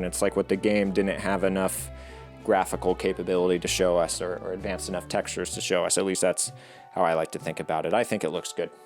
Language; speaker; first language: English; native; English